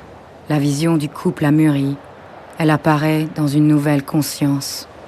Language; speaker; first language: French; native; French